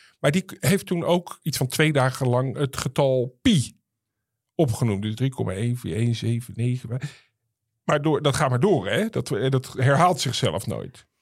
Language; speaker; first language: Dutch; native; Dutch